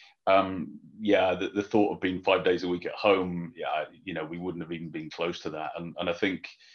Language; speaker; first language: English; native; English